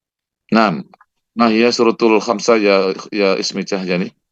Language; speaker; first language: Arabic; non-native, fluent; Indonesian